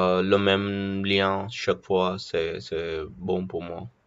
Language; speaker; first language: French; non-native, learner; Telugu